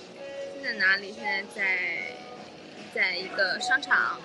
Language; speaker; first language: Chinese; native; Chinese